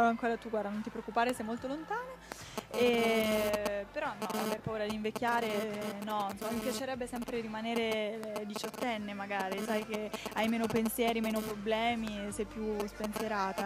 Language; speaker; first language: Italian; native; Italian